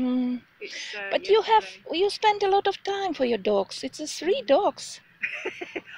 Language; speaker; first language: English; non-native, learner; Russian